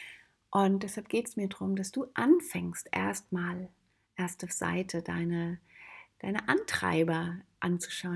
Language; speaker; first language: German; native; German